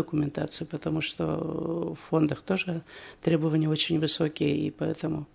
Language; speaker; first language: Russian; native; Russian